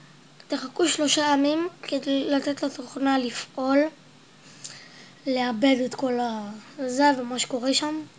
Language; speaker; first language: Hebrew; native; Hebrew